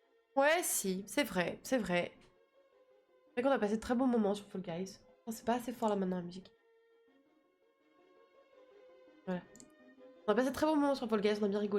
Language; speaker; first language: French; native; French